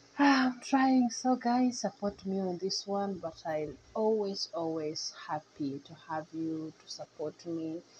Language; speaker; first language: English; non-native, local second language; Nyankole